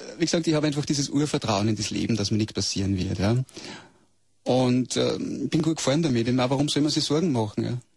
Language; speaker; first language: German; native; German